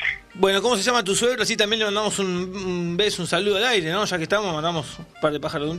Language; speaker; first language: Spanish; native; Spanish